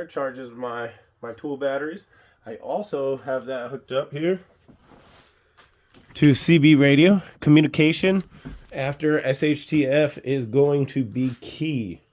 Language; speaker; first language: English; native; English